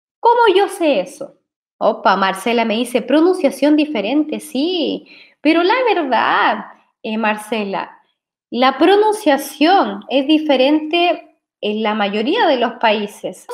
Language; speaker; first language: Spanish; non-native, fluent; Portuguese